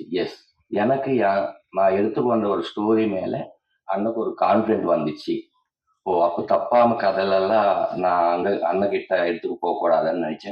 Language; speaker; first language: Tamil; non-native, learner; Telugu